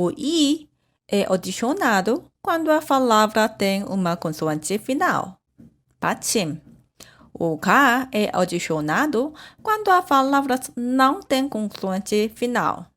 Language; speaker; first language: Portuguese; non-native, fluent; Korean